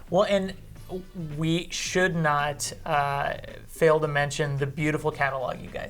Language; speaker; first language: English; native; English